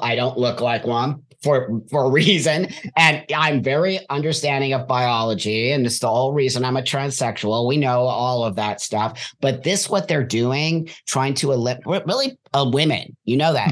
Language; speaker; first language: English; native; English